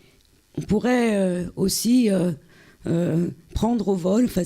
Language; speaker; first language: French; native; French